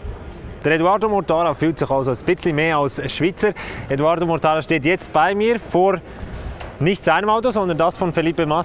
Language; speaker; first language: German; native; German